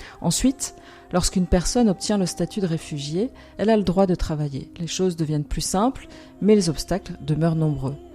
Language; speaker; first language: French; native; French